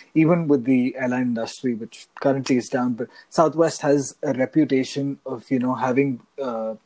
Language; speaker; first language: English; non-native, local second language; Hindi